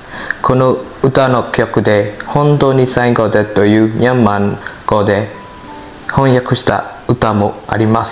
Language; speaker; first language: Japanese; non-native, learner; Burmese